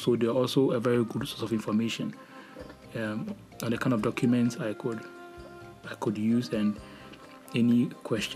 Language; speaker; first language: English; non-native, local second language; Akan